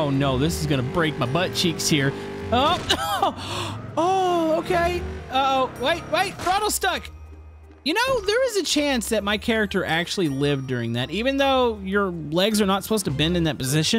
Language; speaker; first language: English; native; English